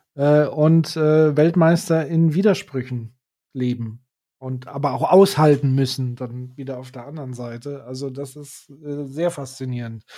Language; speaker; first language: German; native; German